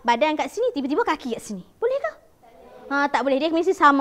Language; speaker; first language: Malay; native; Malay